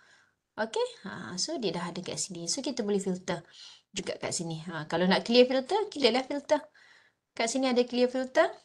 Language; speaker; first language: Malay; native; Malay